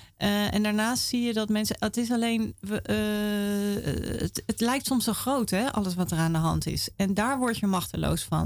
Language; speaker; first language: Dutch; native; Dutch